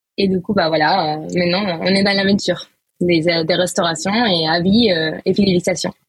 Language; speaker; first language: French; non-native, fluent; Spanish